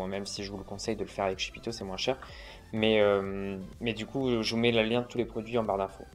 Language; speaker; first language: French; native; French